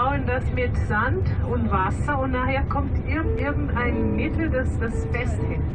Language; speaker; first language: German; non-native, fluent; Portuguese